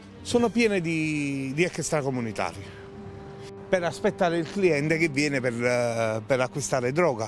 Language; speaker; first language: Italian; native; Italian